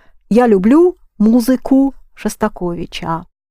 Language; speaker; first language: Russian; native; Russian